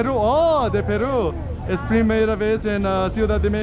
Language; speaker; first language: Spanish; non-native, learner; English